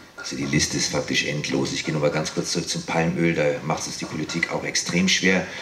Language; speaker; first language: German; native; German